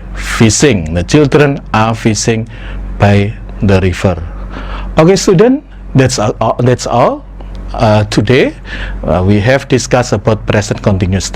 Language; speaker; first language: English; non-native, fluent; Indonesian